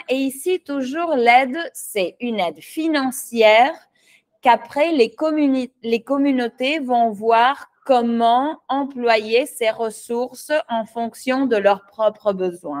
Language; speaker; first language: French; non-native, fluent; Spanish